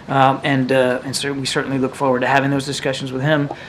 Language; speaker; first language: English; native; English